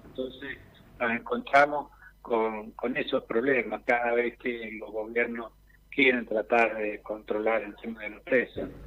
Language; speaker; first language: Spanish; native; Spanish